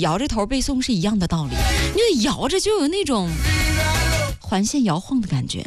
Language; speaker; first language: Chinese; native; Chinese